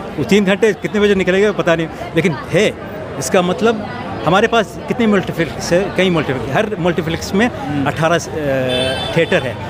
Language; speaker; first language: Hindi; non-native, fluent; Arabic